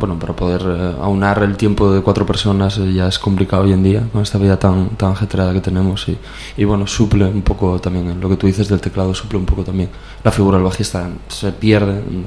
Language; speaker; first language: Spanish; native; Spanish